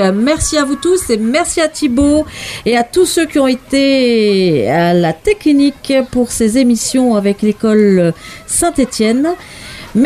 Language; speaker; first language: French; native; French